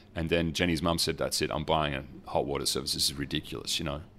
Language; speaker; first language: English; early bilingual, other home language; Dutch